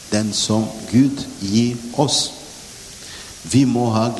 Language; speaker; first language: Norwegian; non-native, fluent; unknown